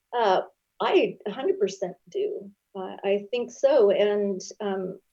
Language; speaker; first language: English; native; English